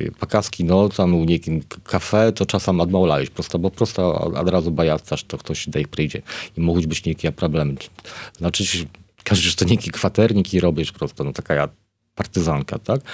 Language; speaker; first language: Polish; non-native, learner; Belarusian